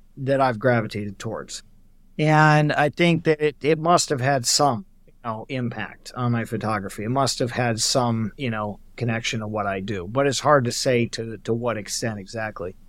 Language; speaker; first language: English; native; English